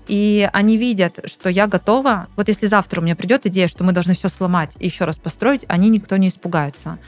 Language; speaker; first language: Russian; native; Russian